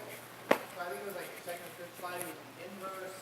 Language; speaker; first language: English; native; English